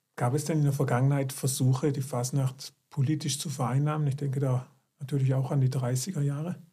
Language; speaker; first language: German; native; German